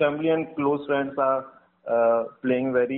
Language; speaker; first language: English; non-native, local second language; Hindi